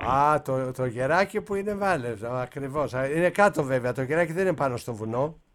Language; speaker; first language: Greek; native; Greek